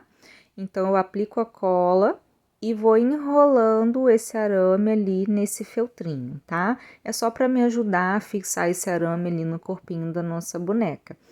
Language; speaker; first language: Portuguese; native; Portuguese